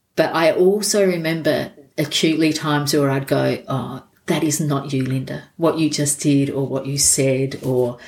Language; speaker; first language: English; native; English